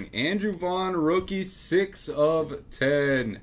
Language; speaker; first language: English; native; English